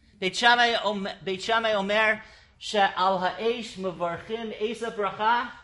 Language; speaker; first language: Hebrew; non-native, fluent; English